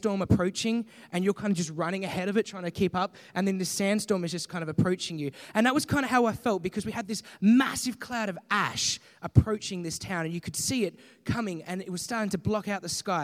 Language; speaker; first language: English; native; English